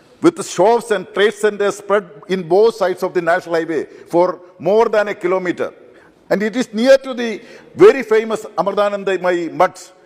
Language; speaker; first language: English; non-native, local second language; Malayalam